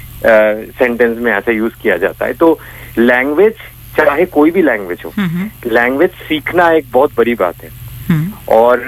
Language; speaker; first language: Hindi; non-native, local second language; Bangla